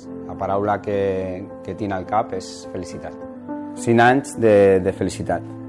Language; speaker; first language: Catalan; non-native, local second language; Spanish